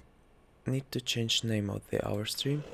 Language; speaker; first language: English; non-native, learner; Russian